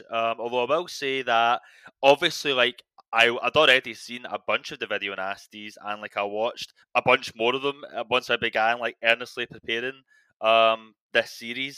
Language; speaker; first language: English; native; English